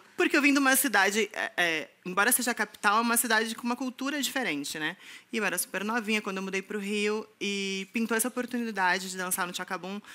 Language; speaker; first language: Portuguese; native; Portuguese